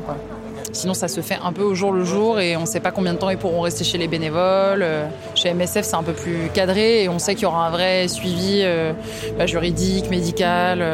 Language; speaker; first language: French; native; French